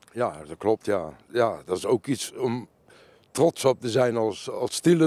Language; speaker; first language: Dutch; native; Dutch